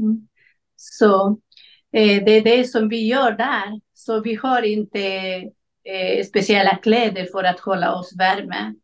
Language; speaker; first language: Swedish; non-native, learner; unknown